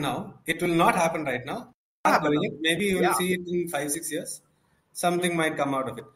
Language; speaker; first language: English; non-native, local second language; Malayalam